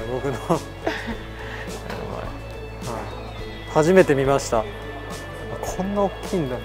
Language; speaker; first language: Japanese; native; Japanese